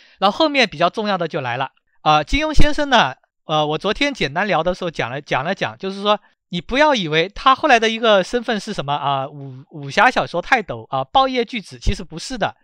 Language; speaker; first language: Chinese; native; Chinese